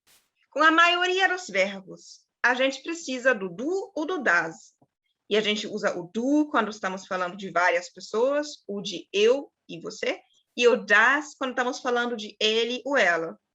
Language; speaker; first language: Portuguese; non-native, fluent; German